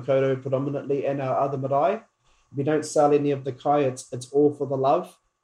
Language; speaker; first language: English; native; English